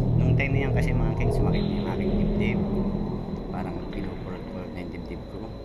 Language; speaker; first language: Filipino; native; Filipino